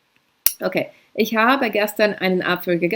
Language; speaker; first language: German; non-native, fluent; English